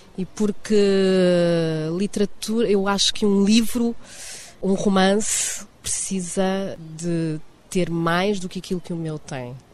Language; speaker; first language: Portuguese; native; Portuguese